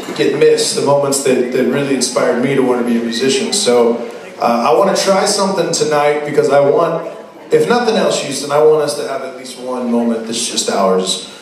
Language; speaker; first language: English; native; English